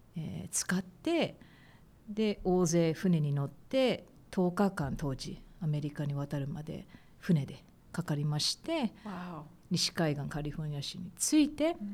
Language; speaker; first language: Japanese; early bilingual, heritage; Japanese